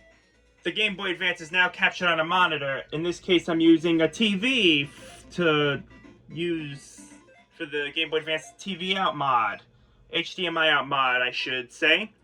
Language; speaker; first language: English; native; English